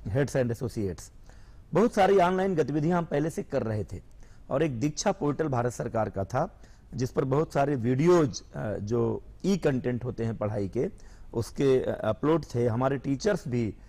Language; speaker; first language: Hindi; native; Hindi